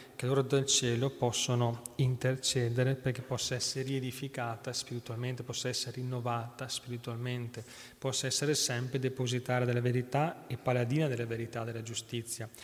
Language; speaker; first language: Italian; native; Italian